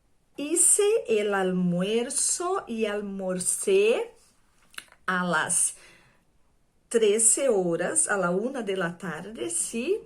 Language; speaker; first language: Spanish; non-native, fluent; Portuguese